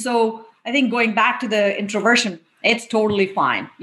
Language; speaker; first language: English; non-native, local second language; Tamil